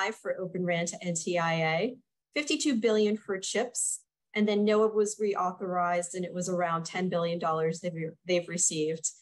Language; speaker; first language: English; native; English